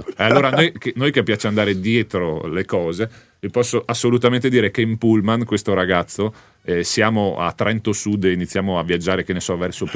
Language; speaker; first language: Italian; native; Italian